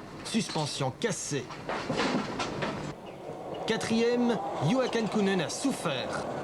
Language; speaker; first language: French; native; French